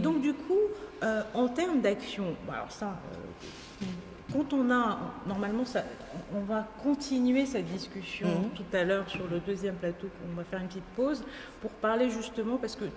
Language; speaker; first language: French; native; French